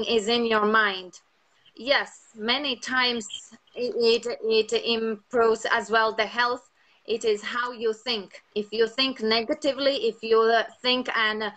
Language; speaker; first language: English; non-native, fluent; Latvian